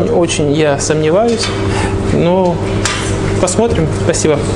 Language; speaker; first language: Russian; native; Russian